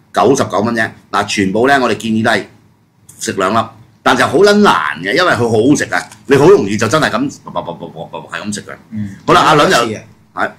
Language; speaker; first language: Cantonese; native; Cantonese